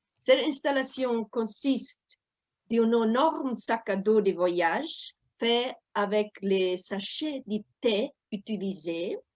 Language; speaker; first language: French; non-native, fluent; German